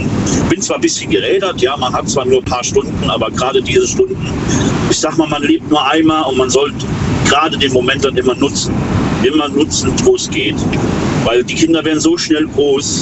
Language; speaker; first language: German; native; German